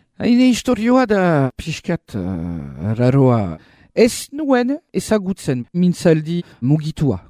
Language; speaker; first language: Basque; non-native, local second language; French